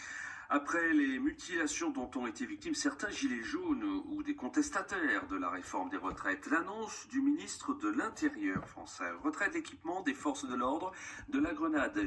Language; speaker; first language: French; native; French